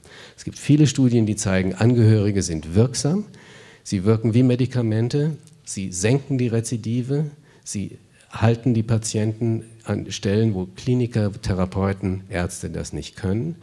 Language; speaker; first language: German; native; German